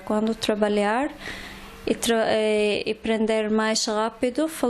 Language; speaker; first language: Portuguese; non-native, learner; Arabic